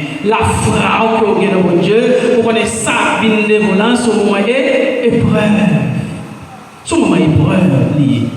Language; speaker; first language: French; non-native, local second language; Haitian Creole